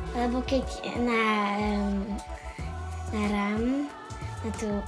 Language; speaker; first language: Slovak; early bilingual, heritage; Slovak